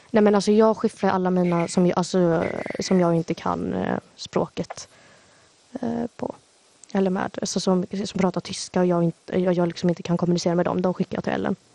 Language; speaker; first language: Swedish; native; Swedish